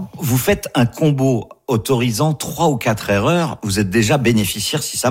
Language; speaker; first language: French; native; French